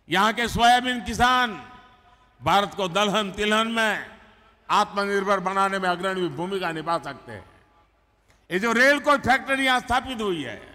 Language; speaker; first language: Hindi; non-native, local second language; Gujarati